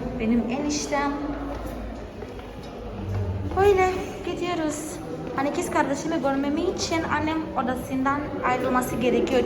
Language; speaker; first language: Turkish; non-native, fluent; Portuguese